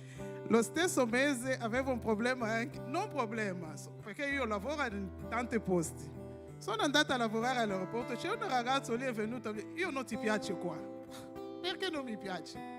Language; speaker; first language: Italian; non-native, fluent; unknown